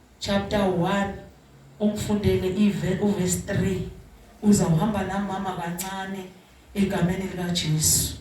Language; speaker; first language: Zulu; non-native, local second language; Xhosa